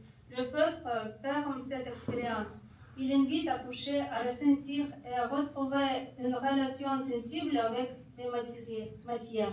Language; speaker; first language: French; non-native, learner; Kazakh